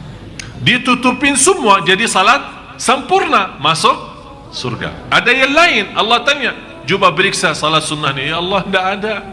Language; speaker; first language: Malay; non-native, fluent; Arabic